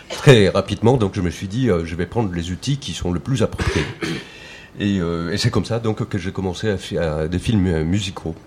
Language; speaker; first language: French; non-native, fluent; Spanish